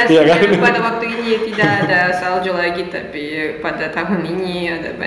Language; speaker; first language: Indonesian; non-native, fluent; Russian